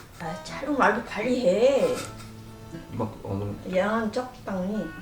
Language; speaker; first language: Korean; non-native, learner; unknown